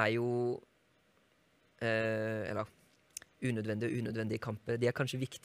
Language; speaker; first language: Norwegian; native; Norwegian